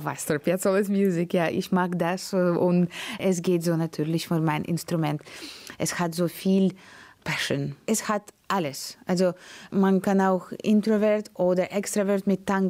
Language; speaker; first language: German; non-native, learner; Latvian